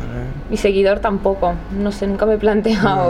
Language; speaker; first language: Spanish; native; Spanish